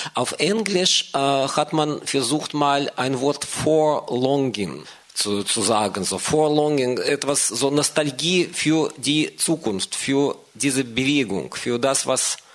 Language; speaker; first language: German; non-native, fluent; Russian